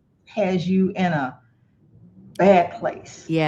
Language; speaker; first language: English; native; English